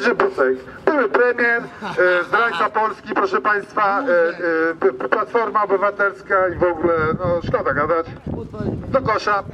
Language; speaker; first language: Polish; native; Polish